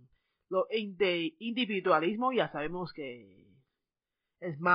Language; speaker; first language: Spanish; non-native, fluent; Chinese